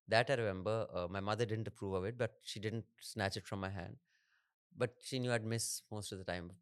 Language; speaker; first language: English; non-native, local second language; Hindi